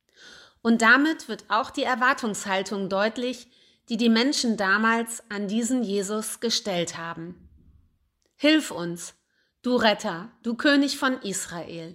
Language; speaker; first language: German; native; German